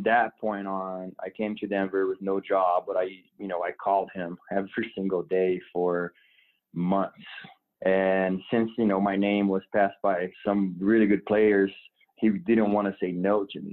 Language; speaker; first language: English; non-native, fluent; Portuguese